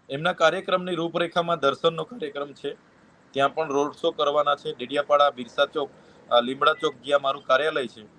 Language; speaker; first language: Gujarati; non-native, local second language; Vasavi